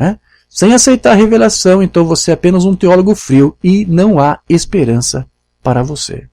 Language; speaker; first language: Portuguese; native; Portuguese